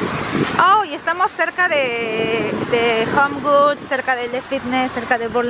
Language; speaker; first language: Spanish; native; Spanish